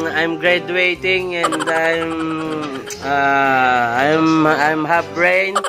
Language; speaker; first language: English; non-native, local second language; Filipino